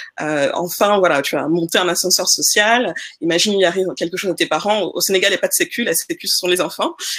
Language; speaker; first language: French; non-native, local second language; Wolof